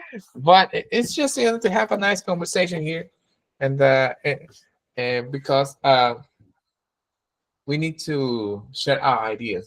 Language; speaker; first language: English; non-native, fluent; Spanish